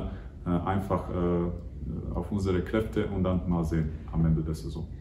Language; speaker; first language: German; non-native, fluent; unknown